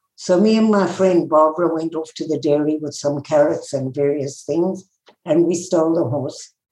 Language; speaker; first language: English; native; English